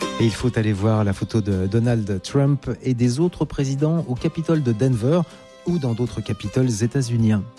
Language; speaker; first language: French; native; French